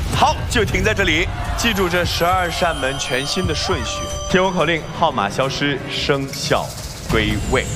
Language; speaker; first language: Chinese; non-native, local second language; Uyghur